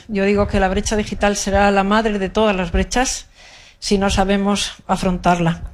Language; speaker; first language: Spanish; native; Spanish